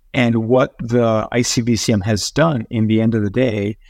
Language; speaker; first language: English; early bilingual, other home language; Spanish